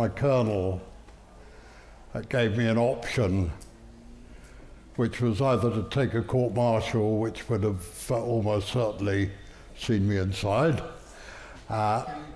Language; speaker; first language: English; native; English